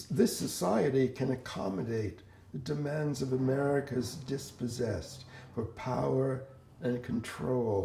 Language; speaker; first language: English; native; English